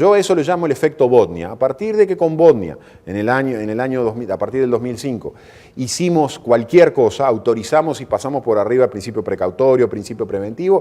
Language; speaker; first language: Spanish; native; Spanish